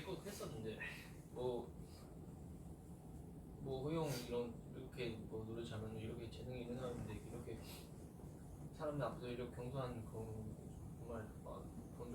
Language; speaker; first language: Korean; non-native, fluent; Chinese